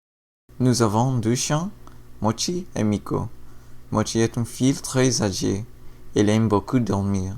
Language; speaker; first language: French; non-native, learner; English